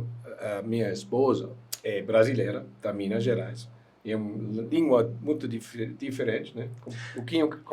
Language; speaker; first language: Portuguese; non-native, learner; German